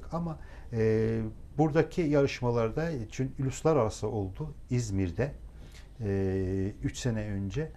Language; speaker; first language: Turkish; non-native, local second language; Azerbaijani